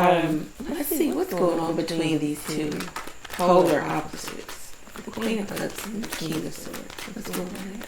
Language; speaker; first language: English; native; English